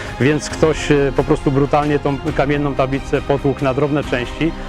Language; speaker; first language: Polish; native; Polish